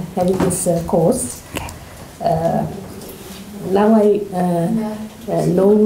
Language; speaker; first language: English; non-native, local second language; Sinhala